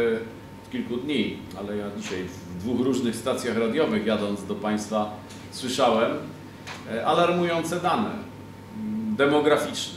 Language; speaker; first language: Polish; native; Polish